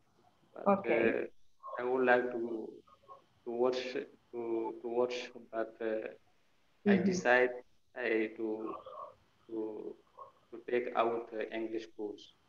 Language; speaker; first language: English; non-native, learner; French